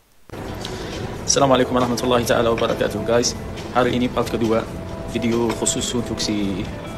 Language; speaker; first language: Indonesian; non-native, fluent; Arabic